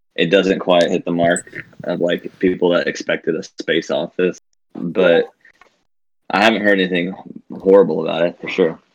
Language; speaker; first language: English; native; English